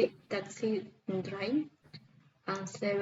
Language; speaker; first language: English; non-native, learner; Spanish